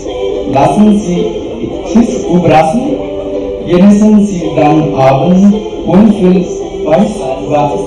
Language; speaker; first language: German; non-native, learner; Konkani